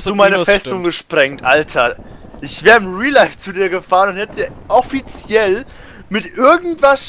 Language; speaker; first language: German; native; German